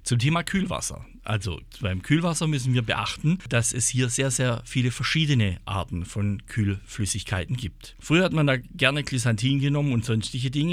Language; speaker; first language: German; native; German